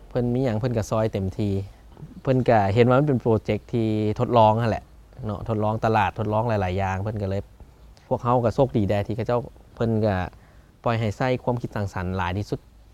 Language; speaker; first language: Lao; early bilingual, heritage; Lao